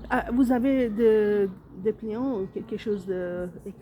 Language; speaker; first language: French; non-native, learner; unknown